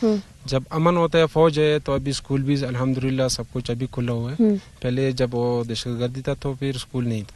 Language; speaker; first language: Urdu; non-native, local second language; Pashto